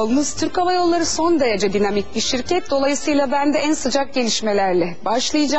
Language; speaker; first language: Turkish; native; Turkish